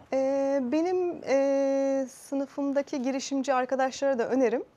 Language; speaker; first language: Turkish; native; Turkish